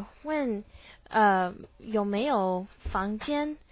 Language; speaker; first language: Chinese; non-native, learner; English